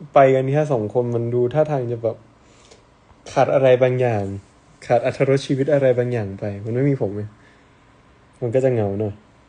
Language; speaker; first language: Thai; native; Thai